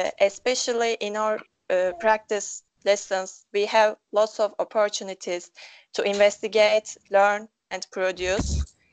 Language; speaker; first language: English; non-native, local second language; Turkish